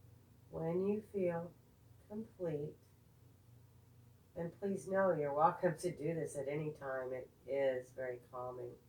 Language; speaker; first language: English; native; English